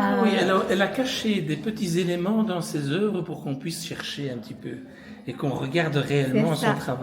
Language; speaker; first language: French; native; French